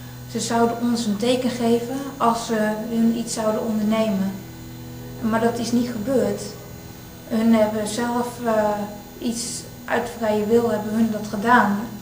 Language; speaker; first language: Dutch; native; Dutch